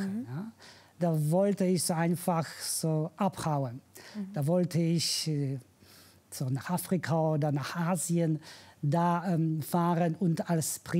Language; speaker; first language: German; non-native, fluent; Polish